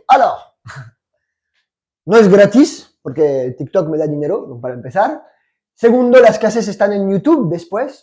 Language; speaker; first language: Spanish; non-native, fluent; French